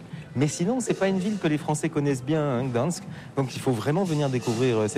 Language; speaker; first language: French; native; French